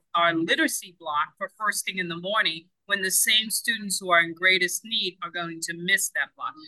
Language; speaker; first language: English; non-native, fluent; Spanish